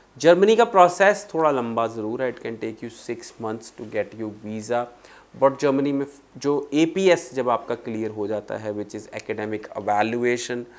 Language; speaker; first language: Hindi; non-native, local second language; Punjabi